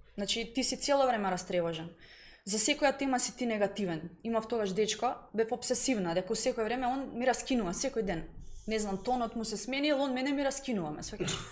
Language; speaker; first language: Macedonian; native; Macedonian